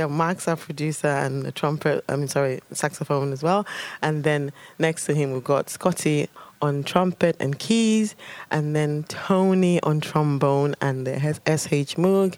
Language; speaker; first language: English; non-native, local second language; Ibibio